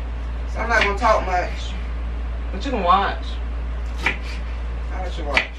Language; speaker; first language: English; native; English